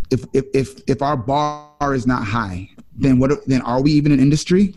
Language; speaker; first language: English; native; English